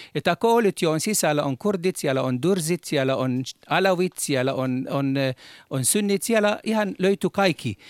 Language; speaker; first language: Finnish; non-native, learner; Arabic